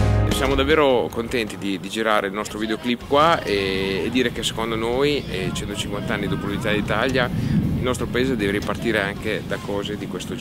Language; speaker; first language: Italian; native; Italian